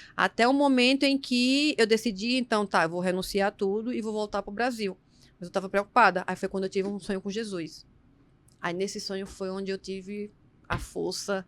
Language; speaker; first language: Portuguese; native; Portuguese